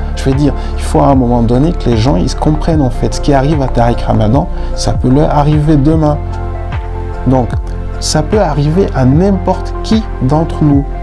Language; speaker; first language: French; non-native, local second language; Fula